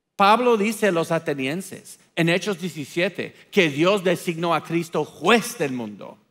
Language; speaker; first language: Spanish; non-native, fluent; English